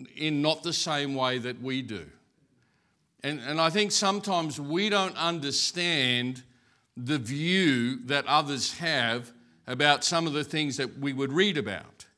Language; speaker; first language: English; native; English